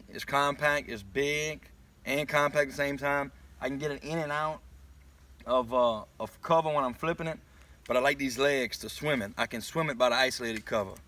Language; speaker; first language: English; native; English